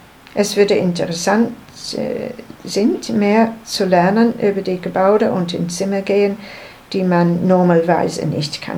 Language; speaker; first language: German; non-native, learner; English